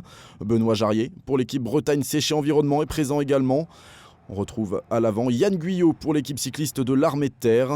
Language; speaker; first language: French; native; French